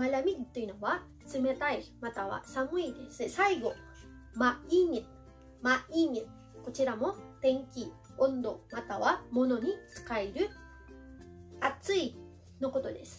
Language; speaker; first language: Japanese; non-native, fluent; Filipino